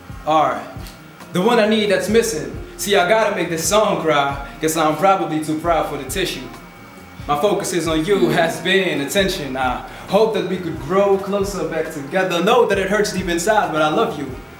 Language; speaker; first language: English; non-native, fluent; Dutch